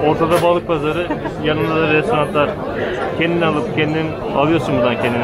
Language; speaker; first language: Turkish; native; Turkish